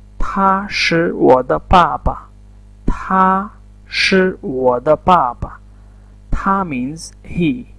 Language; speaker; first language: Chinese; non-native, learner; Urdu